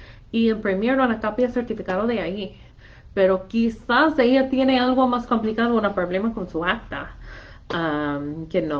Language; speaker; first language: Spanish; non-native, fluent; English